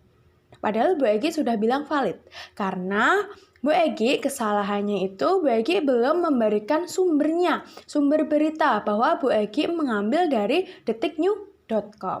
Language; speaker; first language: Indonesian; native; Indonesian